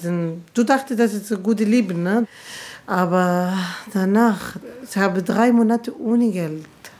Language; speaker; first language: German; non-native, learner; Arabic